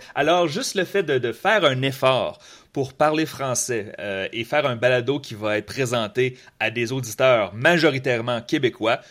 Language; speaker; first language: French; native; French